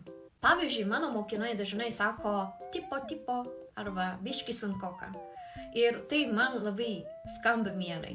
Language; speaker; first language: Lithuanian; non-native, fluent; Japanese